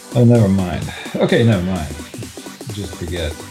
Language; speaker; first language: English; non-native, fluent; Croatian